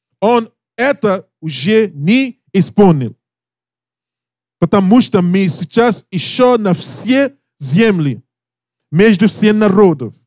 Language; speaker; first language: Russian; non-native, learner; English